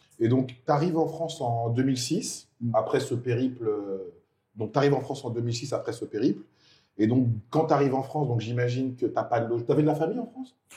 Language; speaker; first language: French; native; French